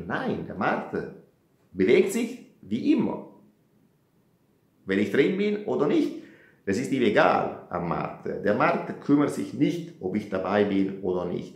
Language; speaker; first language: German; non-native, fluent; Italian